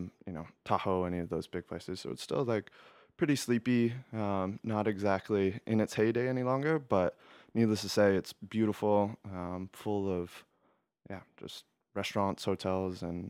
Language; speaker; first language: English; native; English